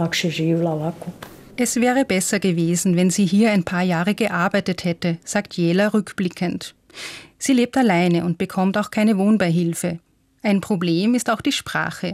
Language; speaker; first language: German; native; German